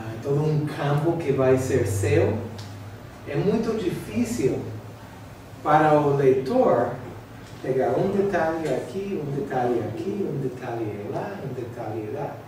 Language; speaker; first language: Portuguese; non-native, fluent; English